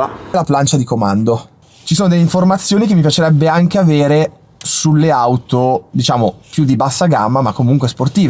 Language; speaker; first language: Italian; native; Italian